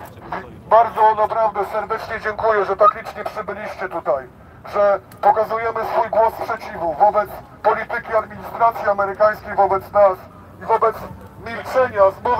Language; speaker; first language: Polish; native; Polish